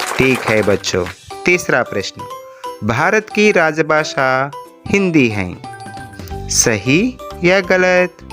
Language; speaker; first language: Hindi; non-native, local second language; Telugu